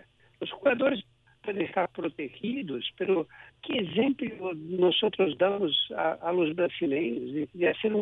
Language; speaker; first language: Spanish; non-native, local second language; Portuguese